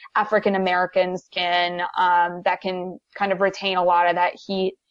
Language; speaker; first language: English; native; English